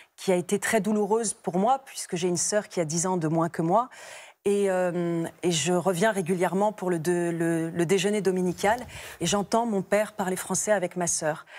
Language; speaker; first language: French; native; French